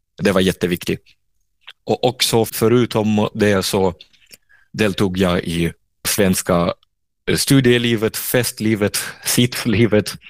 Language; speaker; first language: Swedish; non-native, fluent; Russian